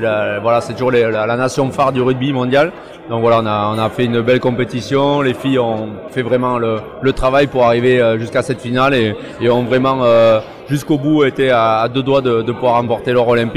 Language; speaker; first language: French; native; French